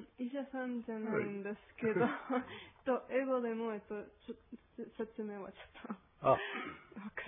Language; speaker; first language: Japanese; non-native, learner; Spanish